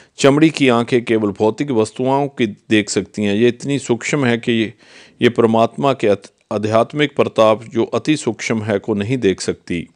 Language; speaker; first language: Hindi; non-native, local second language; Punjabi